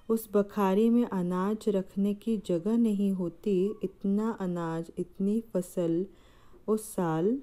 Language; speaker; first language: Hindi; non-native, local second language; Marathi